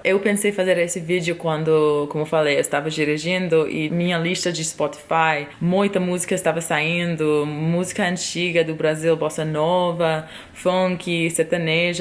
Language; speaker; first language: Portuguese; non-native, fluent; English